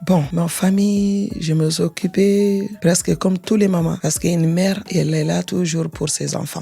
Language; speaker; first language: French; non-native, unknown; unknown